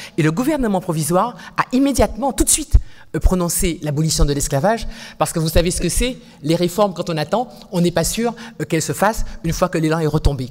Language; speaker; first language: French; native; French